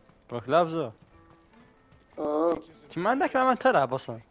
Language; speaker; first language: Arabic; native; Arabic